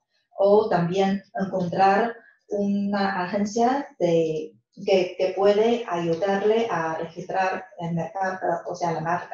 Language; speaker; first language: Spanish; non-native, fluent; Chinese